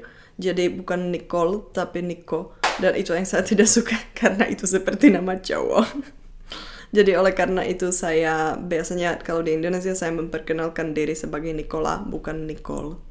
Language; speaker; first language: Indonesian; non-native, fluent; Czech